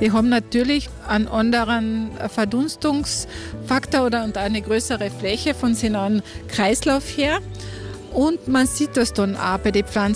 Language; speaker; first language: German; native; German